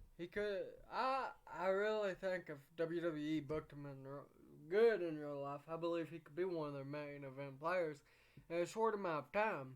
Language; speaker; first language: English; native; English